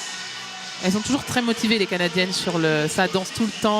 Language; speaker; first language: French; native; French